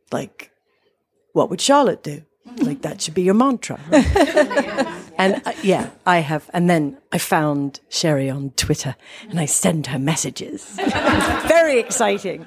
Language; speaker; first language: English; native; English